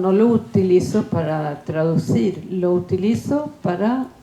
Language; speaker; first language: Spanish; non-native, fluent; Swedish